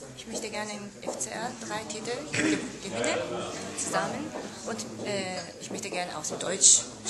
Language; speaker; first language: German; non-native, fluent; Japanese